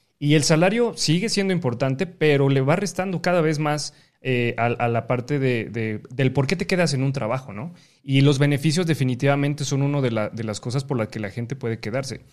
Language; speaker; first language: Spanish; native; Spanish